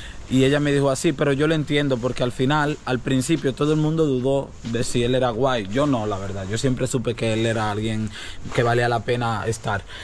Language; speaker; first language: Spanish; native; Spanish